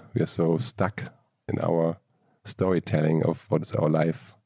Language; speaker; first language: English; non-native, fluent; German